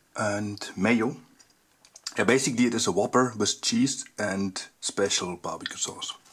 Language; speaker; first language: English; non-native, fluent; German